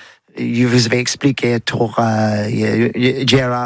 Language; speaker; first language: French; non-native, learner; English